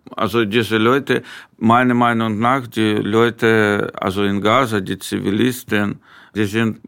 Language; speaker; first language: German; non-native, fluent; Ukrainian